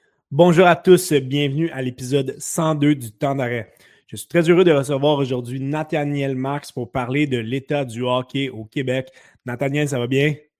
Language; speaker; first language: French; native; French